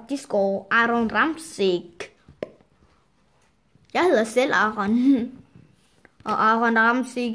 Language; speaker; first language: Danish; early bilingual, other home language; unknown